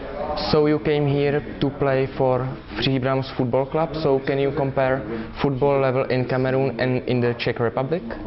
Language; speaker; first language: English; non-native, fluent; Czech